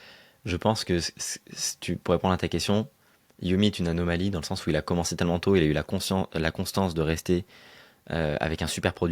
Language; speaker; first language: French; native; French